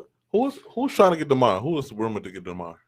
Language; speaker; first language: English; native; English